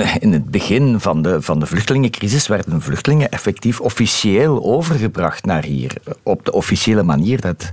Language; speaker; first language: Dutch; native; Dutch